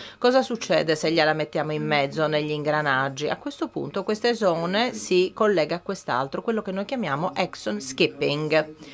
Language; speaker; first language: Italian; non-native, fluent; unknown